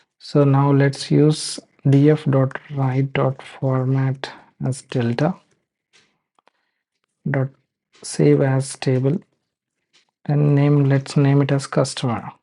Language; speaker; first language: English; non-native, local second language; Telugu